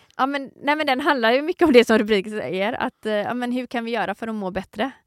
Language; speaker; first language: Swedish; native; Swedish